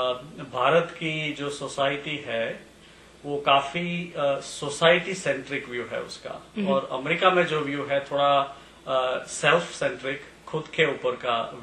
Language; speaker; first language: Hindi; native; Hindi